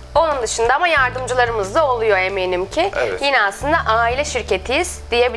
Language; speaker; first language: Turkish; native; Turkish